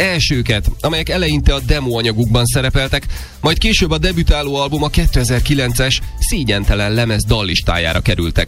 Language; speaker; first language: Hungarian; native; Hungarian